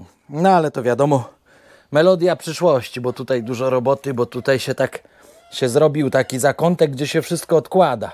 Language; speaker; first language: Polish; native; Polish